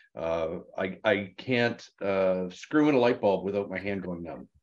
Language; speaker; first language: English; native; English